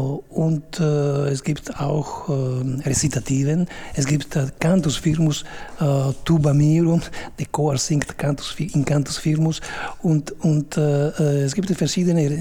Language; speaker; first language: German; non-native, fluent; Italian